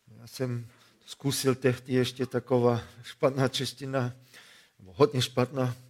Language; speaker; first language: Czech; non-native, fluent; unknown